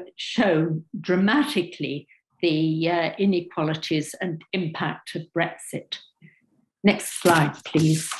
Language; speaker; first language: English; native; English